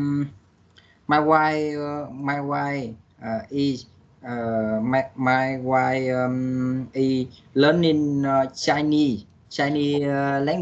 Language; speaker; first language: English; non-native, learner; Vietnamese